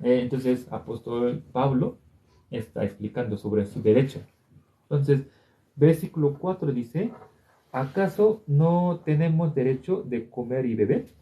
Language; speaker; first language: Spanish; non-native, learner; Korean